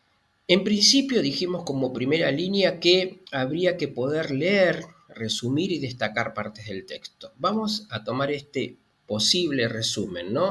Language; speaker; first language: Spanish; native; Spanish